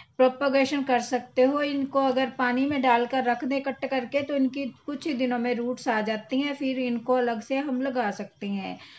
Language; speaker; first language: Hindi; native; Hindi